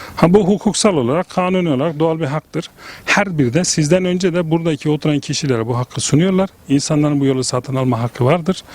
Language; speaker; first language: Turkish; early bilingual, heritage; Turkish